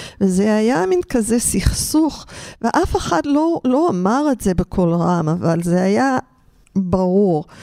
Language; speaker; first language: Hebrew; non-native, fluent; English